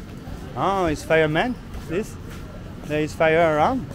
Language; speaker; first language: English; non-native, fluent; French